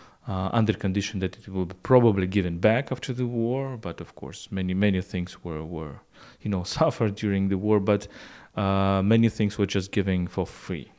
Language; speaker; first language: English; non-native, fluent; Ukrainian